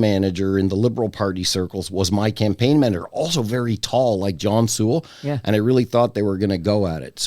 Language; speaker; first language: English; native; English